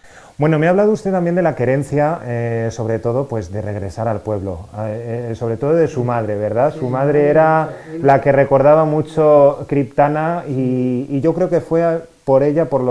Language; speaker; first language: Spanish; native; Spanish